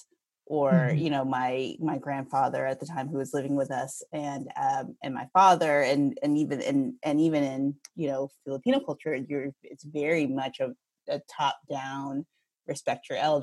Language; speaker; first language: English; early bilingual, other home language; Filipino